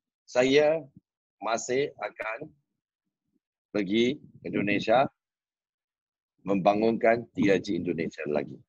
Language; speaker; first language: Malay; non-native, local second language; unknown